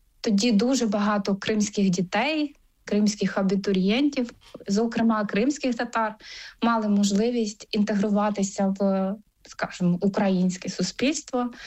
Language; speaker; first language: Ukrainian; non-native, local second language; Crimean Tatar